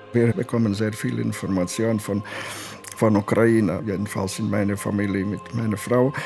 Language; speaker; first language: German; non-native, learner; Latvian